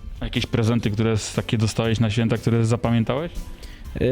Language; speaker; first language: Polish; native; Polish